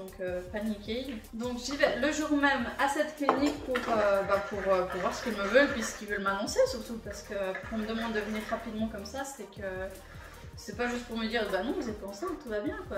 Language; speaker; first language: French; native; French